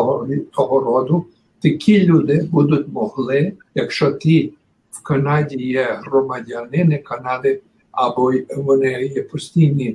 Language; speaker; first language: Ukrainian; early bilingual, heritage; Ukrainian